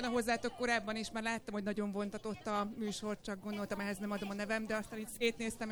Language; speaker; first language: Hungarian; native; Hungarian